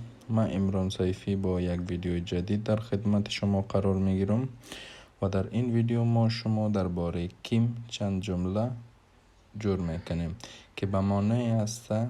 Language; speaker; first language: Persian; non-native, fluent; Hindi